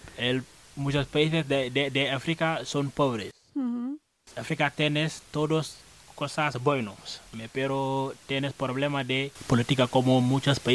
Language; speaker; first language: Spanish; non-native, learner; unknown